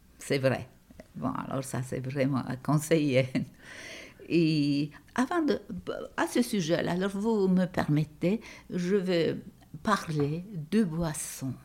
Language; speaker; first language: French; non-native, fluent; Turkish